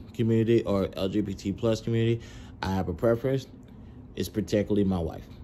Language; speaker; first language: English; native; English